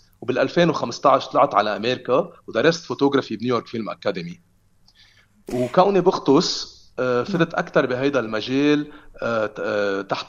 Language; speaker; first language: Arabic; native; Arabic